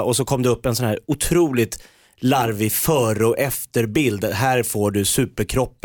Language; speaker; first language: Swedish; native; Swedish